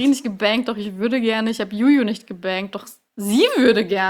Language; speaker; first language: German; early bilingual, other home language; Persian